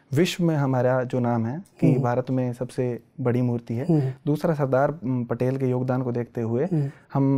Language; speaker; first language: Hindi; native; Hindi